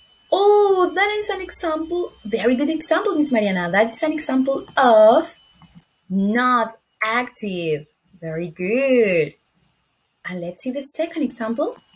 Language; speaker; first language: English; non-native, fluent; Spanish